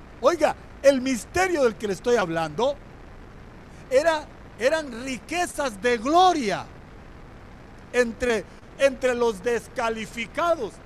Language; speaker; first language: Spanish; native; Spanish